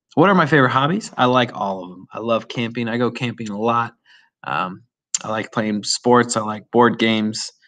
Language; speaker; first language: English; native; English